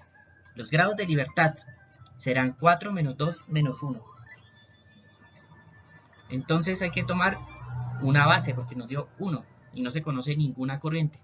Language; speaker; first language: Spanish; native; Spanish